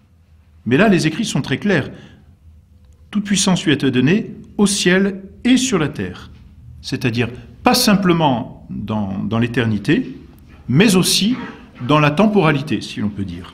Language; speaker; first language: French; native; French